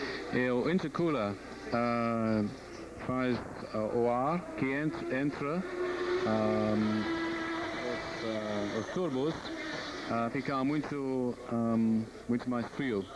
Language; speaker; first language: Portuguese; non-native, learner; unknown